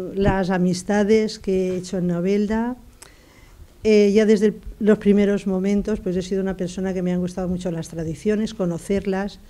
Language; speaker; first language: Spanish; native; Spanish